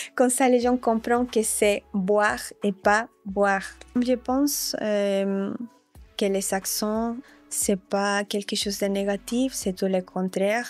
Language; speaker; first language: French; non-native, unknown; Spanish